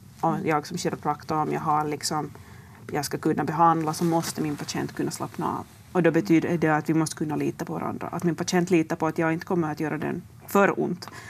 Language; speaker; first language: Swedish; native; Swedish